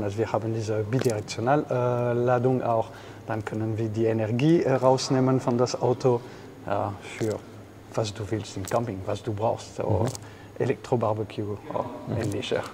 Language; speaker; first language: German; non-native, fluent; French